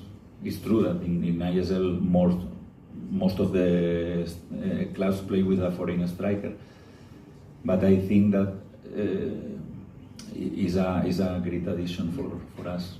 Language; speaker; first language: English; non-native, fluent; Spanish